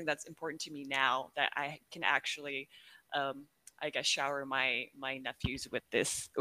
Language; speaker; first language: English; early bilingual, other home language; Korean